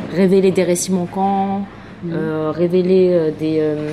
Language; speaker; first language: French; native; French